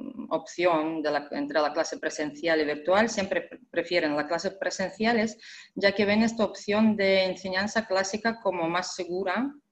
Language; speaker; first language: Spanish; non-native, fluent; Russian